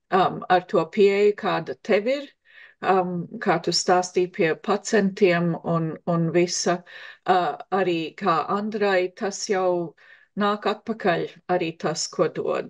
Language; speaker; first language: Latvian; early bilingual, heritage; English